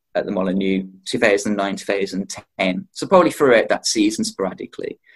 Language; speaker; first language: English; native; English